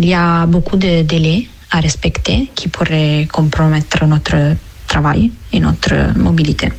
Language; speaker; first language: French; non-native, fluent; Italian